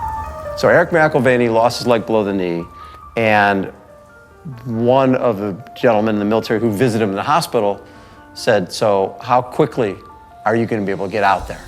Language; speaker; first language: English; native; English